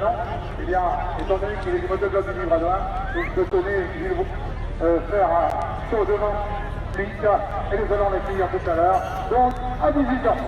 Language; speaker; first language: French; native; French